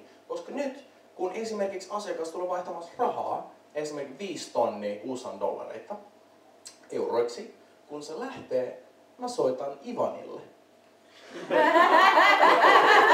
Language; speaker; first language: Finnish; non-native, fluent; Russian